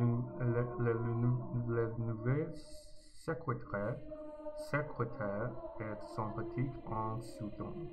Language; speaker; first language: French; non-native, learner; Chinese